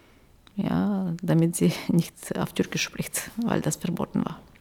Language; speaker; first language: German; non-native, fluent; Turkish